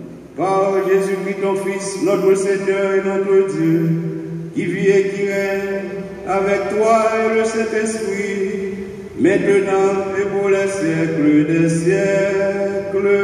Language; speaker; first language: French; non-native, local second language; Haitian Creole